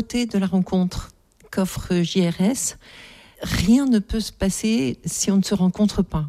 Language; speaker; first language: French; native; French